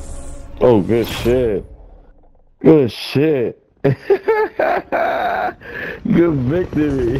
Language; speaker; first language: English; native; English